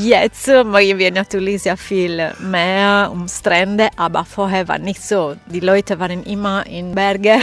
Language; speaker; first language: German; non-native, fluent; Italian